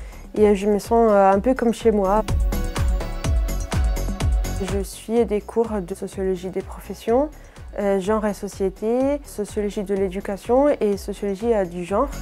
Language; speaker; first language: French; non-native, fluent; Italian